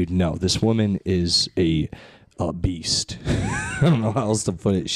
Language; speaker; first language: English; native; English